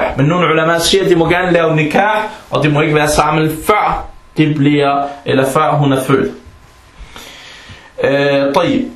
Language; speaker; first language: Danish; non-native, fluent; Arabic